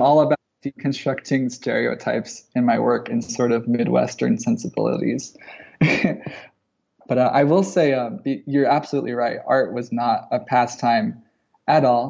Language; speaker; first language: English; native; English